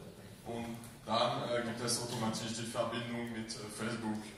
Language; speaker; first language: German; non-native, fluent; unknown